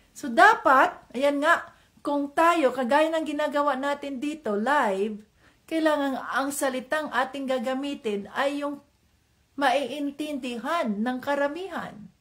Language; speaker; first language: Filipino; non-native, local second language; Cebuano